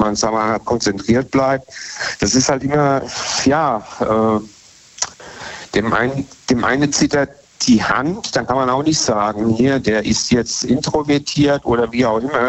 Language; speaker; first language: German; native; German